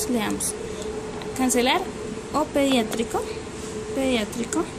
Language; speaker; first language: Spanish; native; Spanish